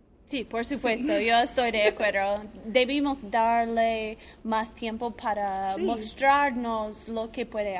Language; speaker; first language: Spanish; non-native, learner; English